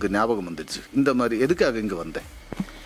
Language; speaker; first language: Tamil; non-native, learner; Malayalam